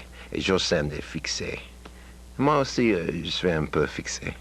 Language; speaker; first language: French; non-native, learner; English